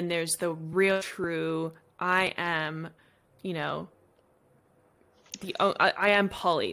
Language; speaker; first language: English; native; English